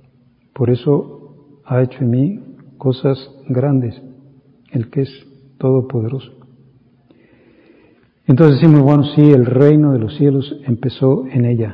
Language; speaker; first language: Spanish; native; Spanish